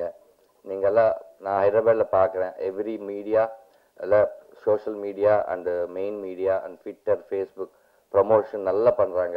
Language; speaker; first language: Tamil; non-native, learner; Telugu